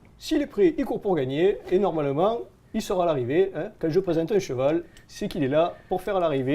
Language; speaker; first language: French; native; French